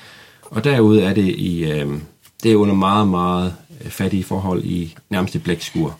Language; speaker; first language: Danish; native; Danish